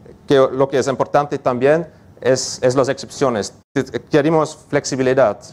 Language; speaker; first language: Spanish; non-native, learner; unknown